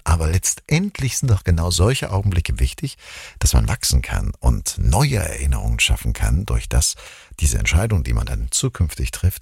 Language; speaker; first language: German; native; German